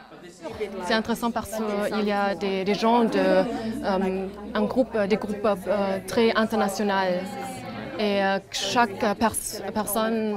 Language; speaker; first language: French; non-native, learner; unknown